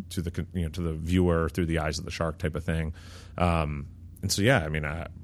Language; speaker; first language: English; native; English